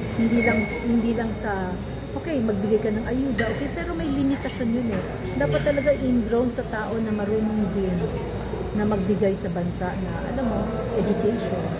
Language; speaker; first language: Filipino; native; Filipino